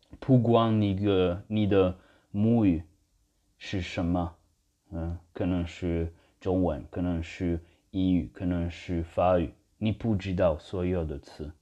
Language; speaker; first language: Chinese; non-native, learner; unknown